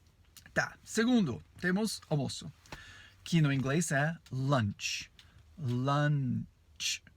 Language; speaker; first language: Portuguese; non-native, fluent; English